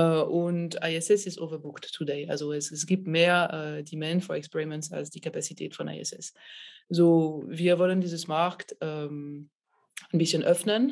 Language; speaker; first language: German; non-native, fluent; French